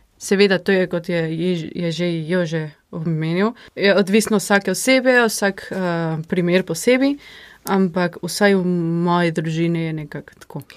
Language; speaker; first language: Slovenian; early bilingual, heritage; Slovenian